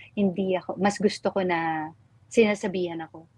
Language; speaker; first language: Filipino; native; Filipino